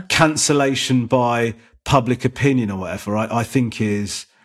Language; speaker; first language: English; native; English